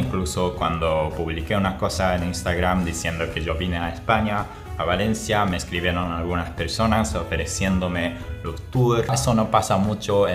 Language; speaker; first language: Spanish; non-native, fluent; Japanese